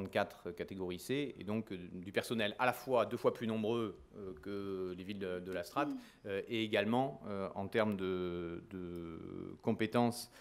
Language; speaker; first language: French; native; French